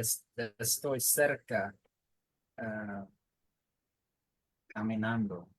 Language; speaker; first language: Spanish; non-native, learner; English